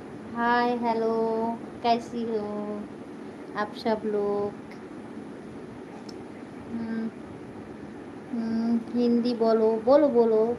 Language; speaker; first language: Hindi; non-native, learner; Bangla